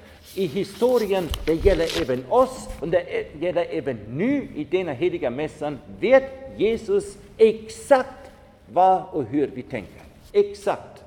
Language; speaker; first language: Swedish; non-native, fluent; German